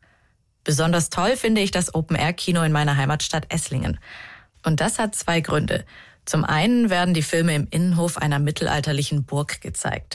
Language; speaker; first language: German; native; German